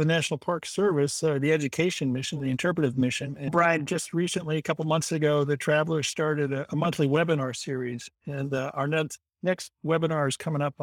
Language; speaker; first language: English; native; English